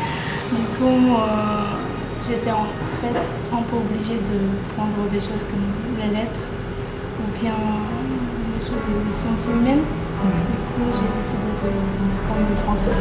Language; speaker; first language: French; non-native, fluent; Korean